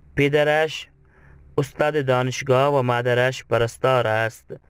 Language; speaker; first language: Persian; non-native, fluent; Urdu